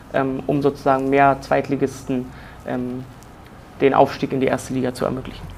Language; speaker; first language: German; native; German